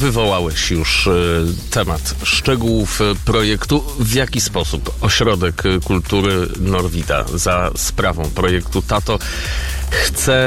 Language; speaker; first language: Polish; native; Polish